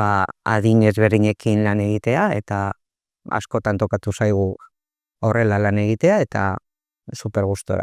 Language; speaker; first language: Basque; non-native, local second language; Spanish